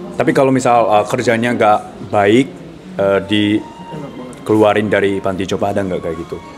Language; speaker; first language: Indonesian; non-native, fluent; Japanese